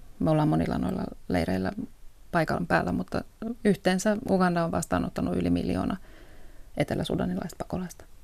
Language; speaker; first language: Finnish; early bilingual, heritage; Finnish